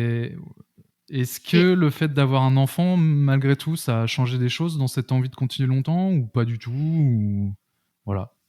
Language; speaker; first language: French; native; French